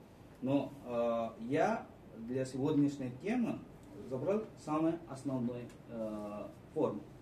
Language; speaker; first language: Russian; non-native, fluent; Marathi